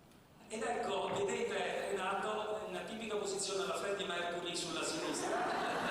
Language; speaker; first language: Italian; native; Italian